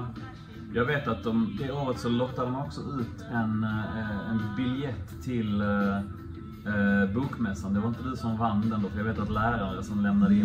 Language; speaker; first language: Swedish; native; Swedish